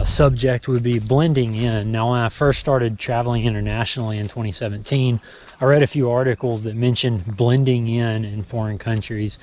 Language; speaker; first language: English; native; English